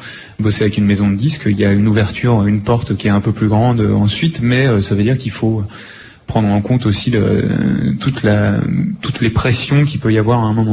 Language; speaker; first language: French; native; French